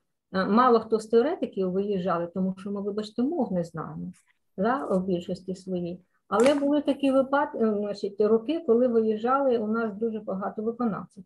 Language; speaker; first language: Ukrainian; native; Ukrainian